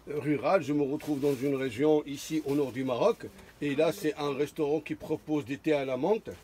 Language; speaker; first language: French; non-native, local second language; Arabic